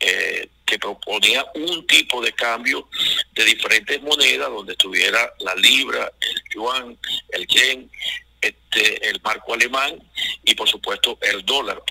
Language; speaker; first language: Spanish; native; Spanish